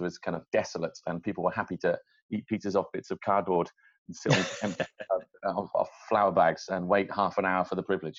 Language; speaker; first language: English; native; English